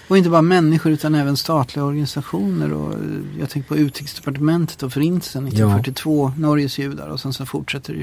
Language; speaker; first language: Swedish; native; Swedish